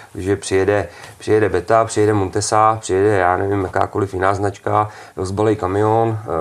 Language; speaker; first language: Czech; native; Czech